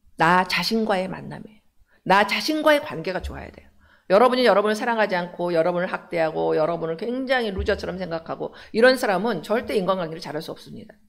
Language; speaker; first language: Korean; native; Korean